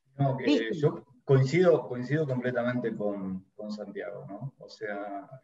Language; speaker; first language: Spanish; native; Spanish